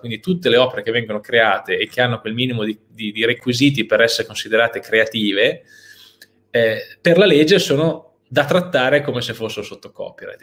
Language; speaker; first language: Italian; native; Italian